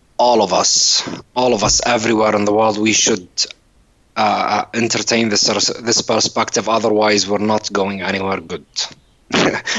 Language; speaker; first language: English; non-native, fluent; Arabic